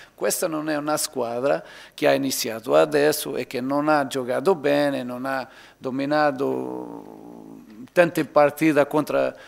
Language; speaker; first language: Italian; non-native, learner; Portuguese